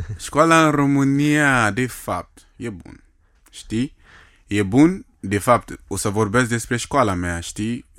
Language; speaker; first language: Romanian; non-native, fluent; Yoruba